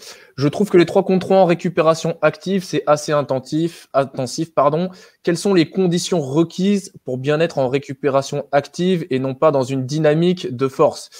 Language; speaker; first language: French; native; French